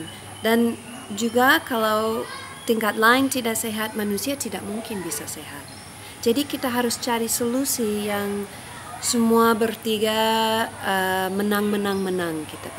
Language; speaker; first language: Indonesian; non-native, fluent; English